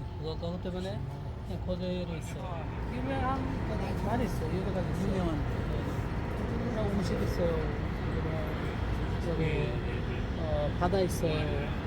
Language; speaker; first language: Korean; non-native, learner; Bangla